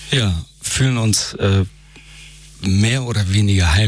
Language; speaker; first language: German; early bilingual, other home language; Persian